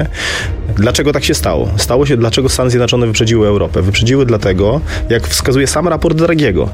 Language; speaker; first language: Polish; native; Polish